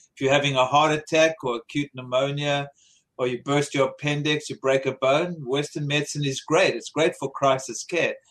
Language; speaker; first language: English; native; English